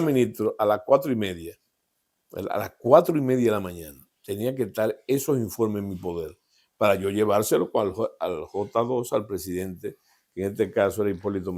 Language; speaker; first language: Spanish; native; Spanish